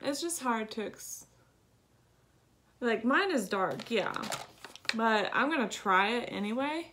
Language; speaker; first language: English; native; English